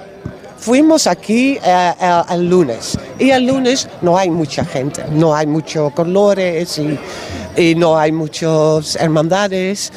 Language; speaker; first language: Spanish; non-native, learner; Dutch